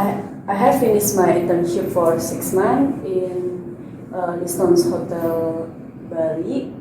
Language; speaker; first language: English; non-native, learner; Indonesian